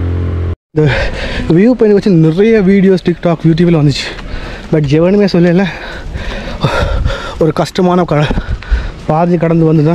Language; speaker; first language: Tamil; native; Tamil